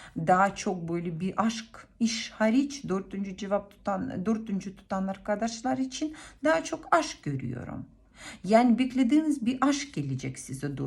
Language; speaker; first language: Turkish; non-native, fluent; Russian